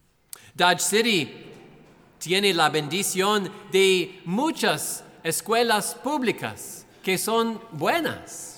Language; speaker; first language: Spanish; non-native, fluent; English